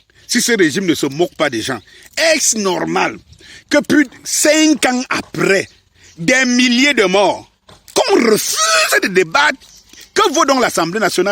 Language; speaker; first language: French; native; French